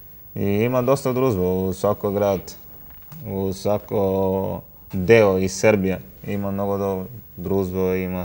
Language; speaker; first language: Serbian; non-native, learner; Spanish